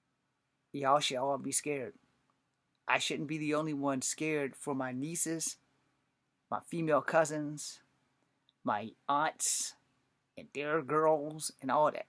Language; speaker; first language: English; native; English